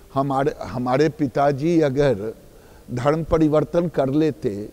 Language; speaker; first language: Hindi; native; Hindi